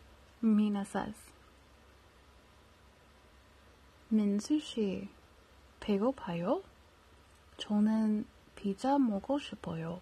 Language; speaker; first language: Korean; non-native, learner; English